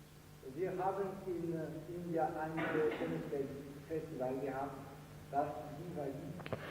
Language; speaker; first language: German; non-native, fluent; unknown